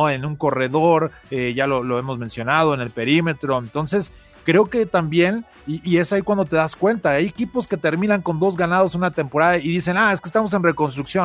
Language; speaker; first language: Spanish; native; Spanish